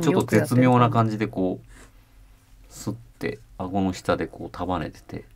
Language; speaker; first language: Japanese; native; Japanese